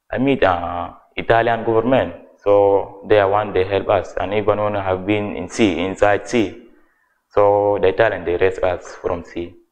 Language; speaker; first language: English; non-native, learner; Arabic